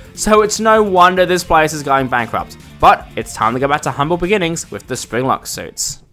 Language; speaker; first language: English; native; English